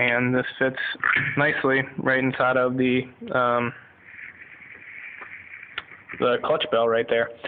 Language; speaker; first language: English; native; English